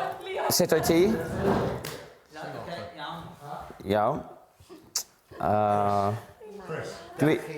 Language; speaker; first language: Welsh; non-native, learner; English